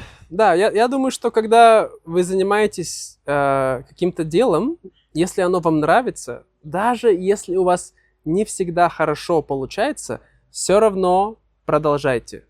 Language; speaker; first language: Russian; native; Russian